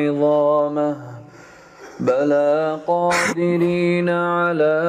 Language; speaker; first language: Arabic; native; Arabic